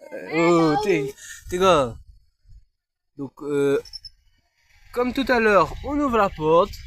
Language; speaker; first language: French; native; French